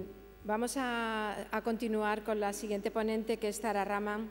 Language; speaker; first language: Spanish; native; Spanish